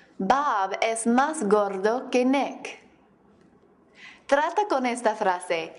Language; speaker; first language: Spanish; non-native, fluent; English